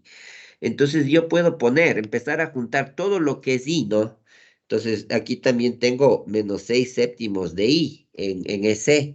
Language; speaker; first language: Spanish; native; Spanish